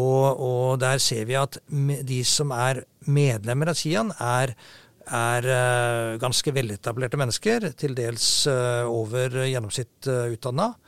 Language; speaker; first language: Norwegian; native; Norwegian